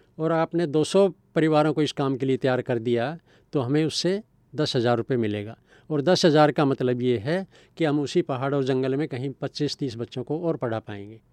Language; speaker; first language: Hindi; native; Hindi